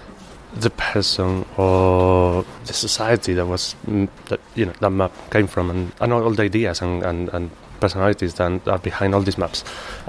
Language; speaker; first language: English; non-native, fluent; Spanish